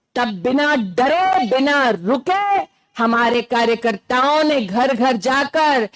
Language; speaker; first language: Hindi; non-native, local second language; Gujarati